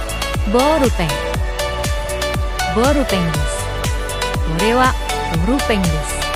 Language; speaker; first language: Japanese; non-native, fluent; Indonesian